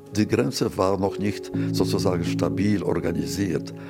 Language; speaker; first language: German; non-native, fluent; Yiddish